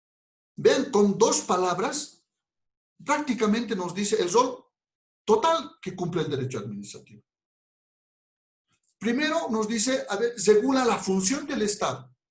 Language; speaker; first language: Spanish; native; Spanish